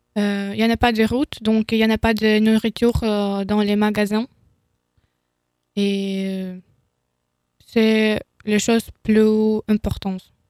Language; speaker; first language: French; non-native, learner; Ukrainian